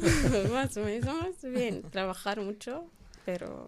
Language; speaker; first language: Spanish; non-native, learner; Arabic